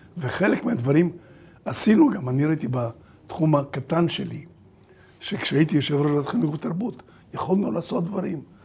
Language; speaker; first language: Hebrew; early bilingual, other home language; Bulgarian